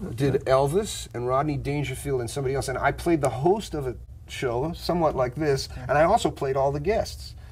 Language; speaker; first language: English; native; English